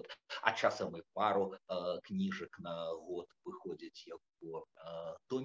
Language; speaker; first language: Polish; non-native, learner; Belarusian